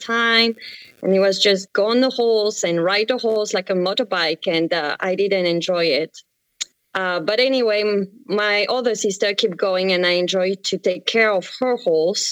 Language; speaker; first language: English; non-native, fluent; French